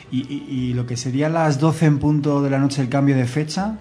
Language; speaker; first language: Spanish; native; Spanish